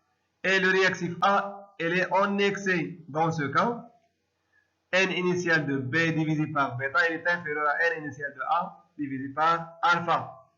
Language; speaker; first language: French; non-native, local second language; Arabic